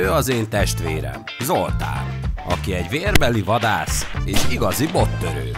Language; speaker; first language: Hungarian; native; Hungarian